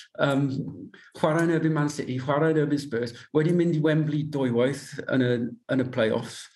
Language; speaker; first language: Welsh; non-native, learner; English